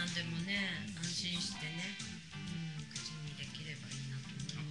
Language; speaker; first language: Japanese; native; Japanese